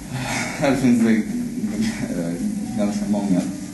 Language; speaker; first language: Swedish; non-native, fluent; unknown